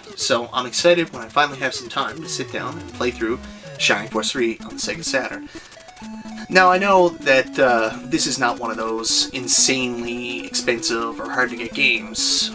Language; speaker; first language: English; native; English